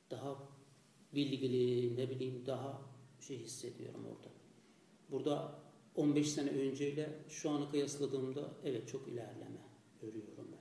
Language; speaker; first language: Turkish; non-native, fluent; Azerbaijani